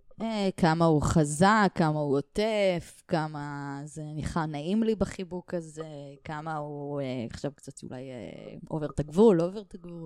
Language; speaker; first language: Hebrew; native; Hebrew